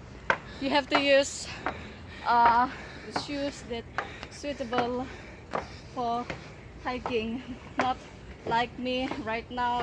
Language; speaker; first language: English; non-native, learner; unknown